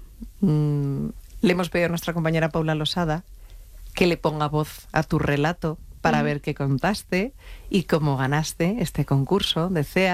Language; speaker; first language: Spanish; native; Spanish